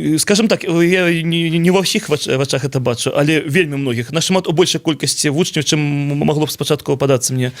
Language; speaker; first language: Belarusian; non-native, local second language; Russian